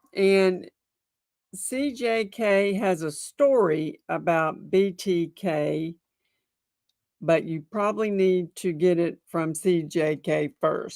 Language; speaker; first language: English; native; English